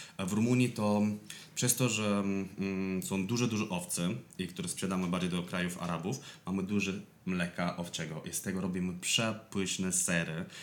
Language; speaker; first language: Polish; non-native, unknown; Romanian